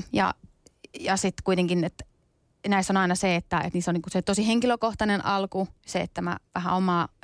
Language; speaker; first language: Finnish; early bilingual, other home language; Kurdish